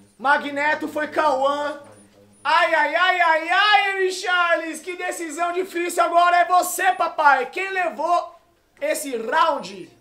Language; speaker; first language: Portuguese; native; Portuguese